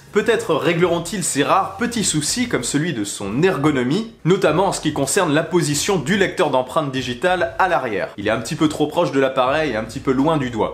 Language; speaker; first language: French; native; French